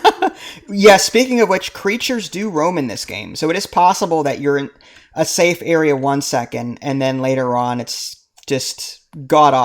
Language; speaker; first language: English; native; English